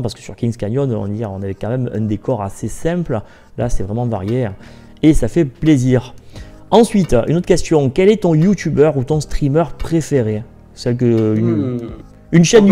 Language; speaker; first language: French; native; French